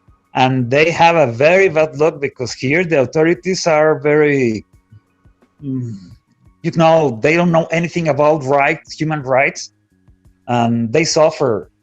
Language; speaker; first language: English; non-native, fluent; Spanish